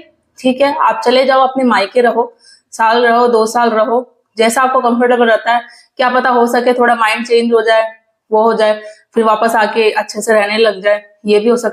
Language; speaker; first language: Hindi; native; Hindi